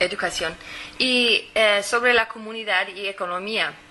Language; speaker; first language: Spanish; non-native, fluent; English